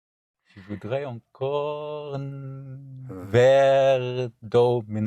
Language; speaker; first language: French; non-native, learner; English